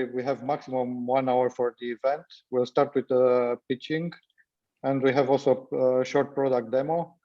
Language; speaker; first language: English; non-native, fluent; Romanian